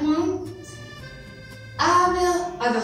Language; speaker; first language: French; non-native, learner; Spanish